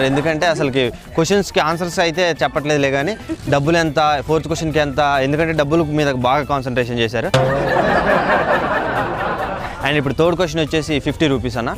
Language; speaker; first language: Telugu; native; Telugu